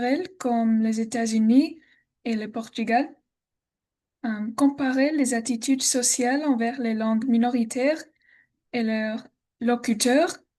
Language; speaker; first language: French; non-native, learner; English